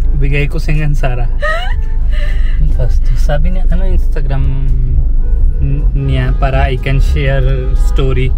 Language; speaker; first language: Filipino; non-native, learner; Punjabi